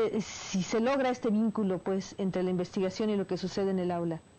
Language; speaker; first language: Spanish; native; Spanish